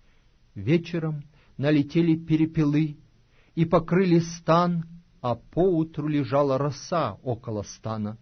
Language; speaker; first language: Russian; native; Russian